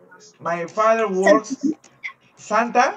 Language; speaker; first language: English; non-native, fluent; Spanish